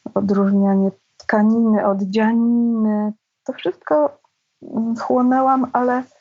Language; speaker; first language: Polish; native; Polish